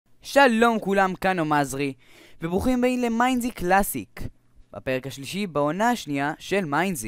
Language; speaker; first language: Hebrew; native; Hebrew